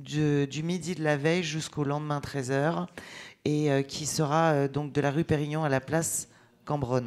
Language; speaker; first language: French; native; French